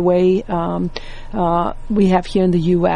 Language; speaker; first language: English; non-native, fluent; Danish